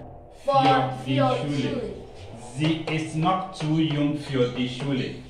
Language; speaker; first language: German; non-native, learner; Akan